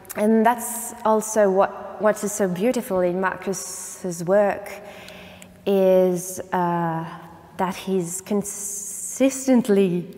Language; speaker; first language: English; non-native, fluent; French